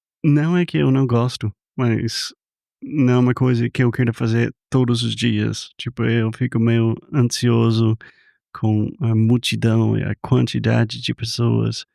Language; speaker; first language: Portuguese; non-native, fluent; English